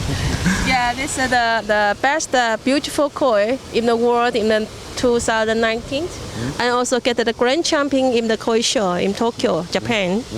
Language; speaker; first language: English; non-native, learner; Chinese